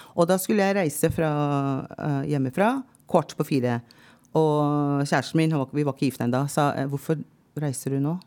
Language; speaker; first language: Norwegian; non-native, fluent; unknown